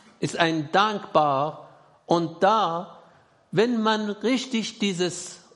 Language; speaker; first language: German; non-native, learner; Persian